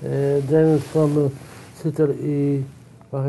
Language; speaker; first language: Swedish; non-native, fluent; Polish